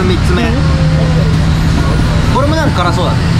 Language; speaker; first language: Japanese; native; Japanese